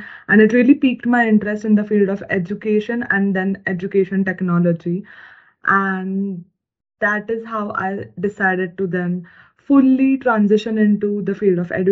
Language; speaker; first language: English; non-native, local second language; Marathi